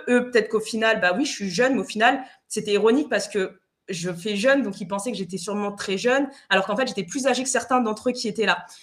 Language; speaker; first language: French; non-native, fluent; Spanish